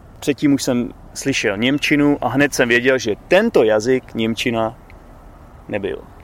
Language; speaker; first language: Czech; native; Czech